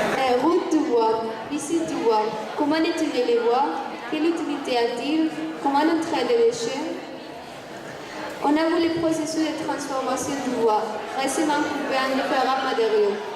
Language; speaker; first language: French; non-native, learner; Spanish